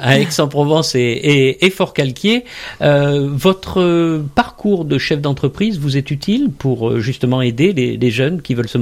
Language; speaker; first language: French; native; French